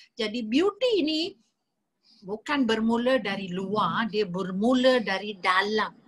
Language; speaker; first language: Malay; non-native, local second language; Tamil